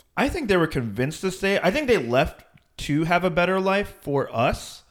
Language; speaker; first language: English; native; English